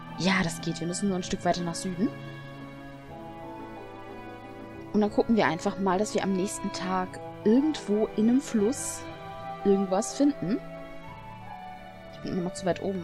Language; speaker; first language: German; native; German